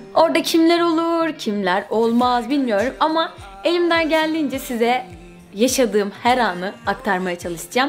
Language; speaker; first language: Turkish; native; Turkish